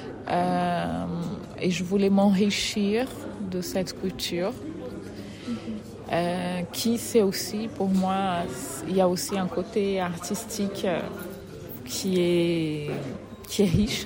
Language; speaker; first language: French; non-native, fluent; Portuguese